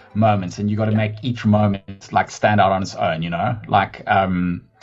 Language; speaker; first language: English; native; English